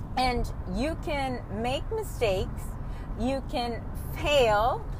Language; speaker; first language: English; early bilingual, other home language; Spanish